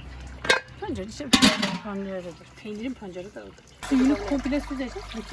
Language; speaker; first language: Turkish; native; Turkish